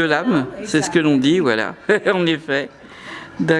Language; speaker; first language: French; native; French